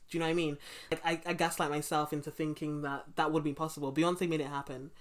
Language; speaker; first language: English; native; English